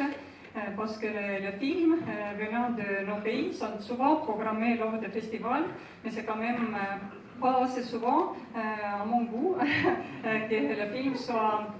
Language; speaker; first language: French; non-native, fluent; Estonian